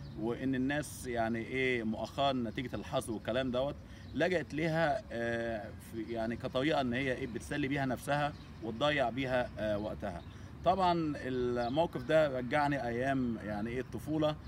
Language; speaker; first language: Arabic; native; Arabic